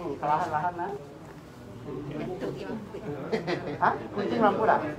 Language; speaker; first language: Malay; non-native, local second language; Cantonese